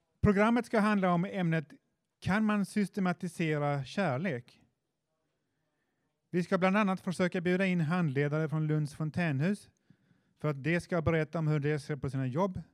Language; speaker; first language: Swedish; native; Swedish